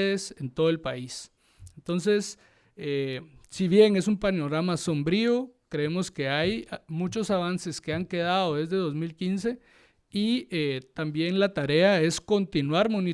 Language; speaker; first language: Spanish; native; Spanish